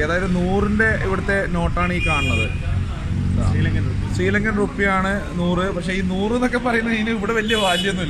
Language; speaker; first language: Malayalam; native; Malayalam